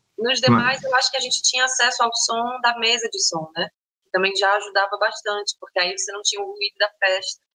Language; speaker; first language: Portuguese; native; Portuguese